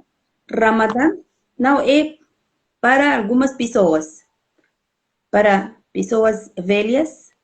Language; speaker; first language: Portuguese; non-native, fluent; Arabic